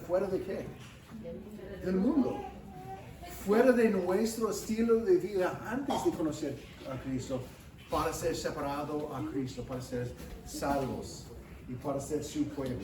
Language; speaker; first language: Spanish; non-native, fluent; English